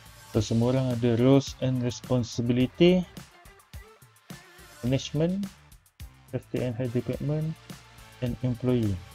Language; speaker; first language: English; non-native, local second language; Malay